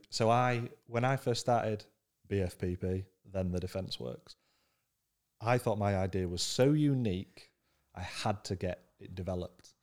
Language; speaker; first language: English; native; English